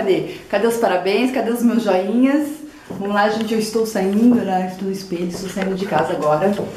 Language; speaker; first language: Portuguese; native; Portuguese